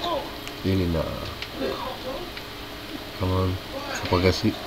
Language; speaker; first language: French; native; French